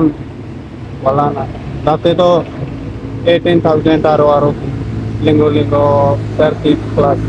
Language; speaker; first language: Filipino; non-native, learner; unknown